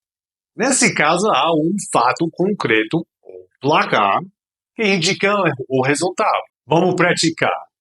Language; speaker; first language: Portuguese; non-native, fluent; English